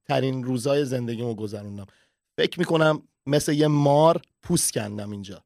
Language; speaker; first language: Persian; early bilingual, heritage; Persian